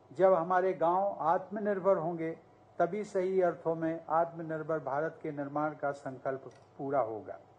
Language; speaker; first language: Hindi; native; Hindi